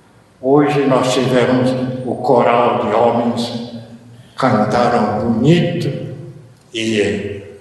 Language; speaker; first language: Portuguese; early bilingual, other home language; Japanese